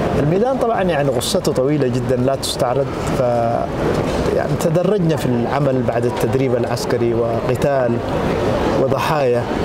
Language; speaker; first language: Arabic; non-native, local second language; Tigrinya